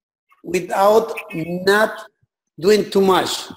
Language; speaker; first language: English; non-native, learner; Spanish